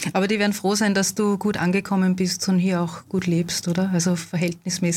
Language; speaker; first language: German; native; German